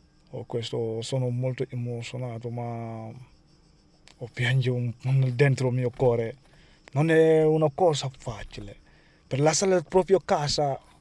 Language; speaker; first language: Italian; non-native, learner; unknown